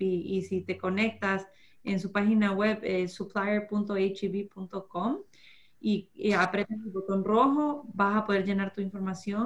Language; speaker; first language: Spanish; early bilingual, heritage; Spanish